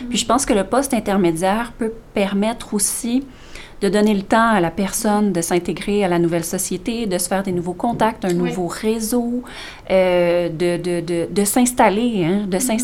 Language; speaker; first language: French; native; French